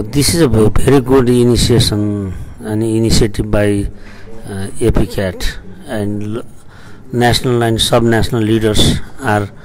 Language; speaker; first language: English; non-native, local second language; Nepali